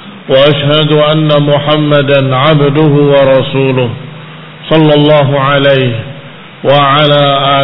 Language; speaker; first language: Arabic; non-native, fluent; Indonesian